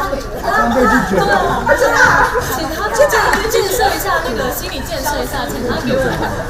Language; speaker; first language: Chinese; native; Chinese